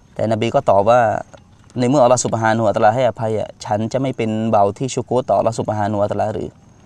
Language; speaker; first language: Thai; non-native, local second language; Malay